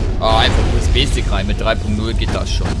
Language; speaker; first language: German; native; German